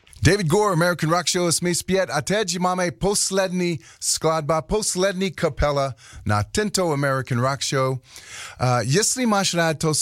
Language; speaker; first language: Czech; non-native, learner; English